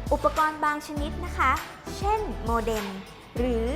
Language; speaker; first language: Thai; native; Thai